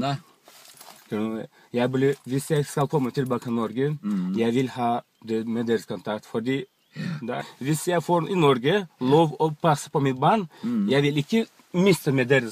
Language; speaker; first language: Norwegian; non-native, learner; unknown